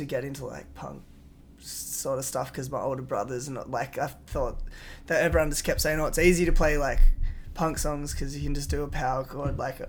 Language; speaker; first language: English; native; English